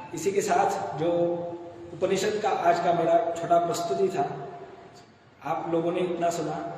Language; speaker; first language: Hindi; non-native, local second language; Marathi